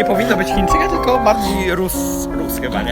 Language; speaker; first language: Polish; native; Polish